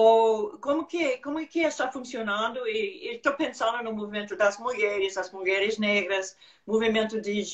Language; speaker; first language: Portuguese; non-native, fluent; English